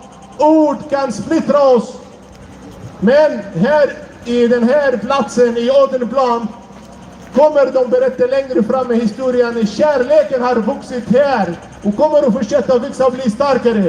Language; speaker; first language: Swedish; non-native, fluent; Arabic